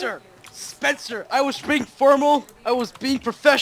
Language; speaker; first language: English; native; English